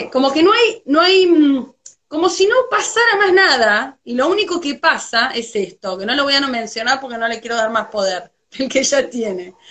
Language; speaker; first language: Spanish; native; Spanish